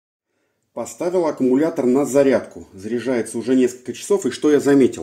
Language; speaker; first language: Russian; native; Russian